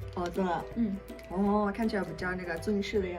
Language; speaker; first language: Chinese; non-native, fluent; Mongolian